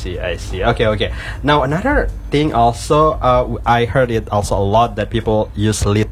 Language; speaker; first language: English; non-native, fluent; Indonesian